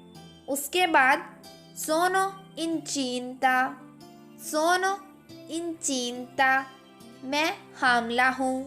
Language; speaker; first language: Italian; non-native, fluent; Urdu